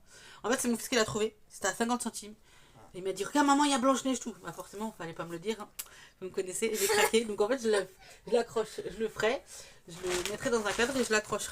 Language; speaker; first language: French; native; French